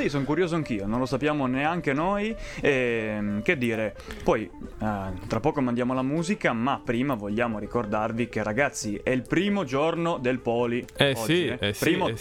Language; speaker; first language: Italian; native; Italian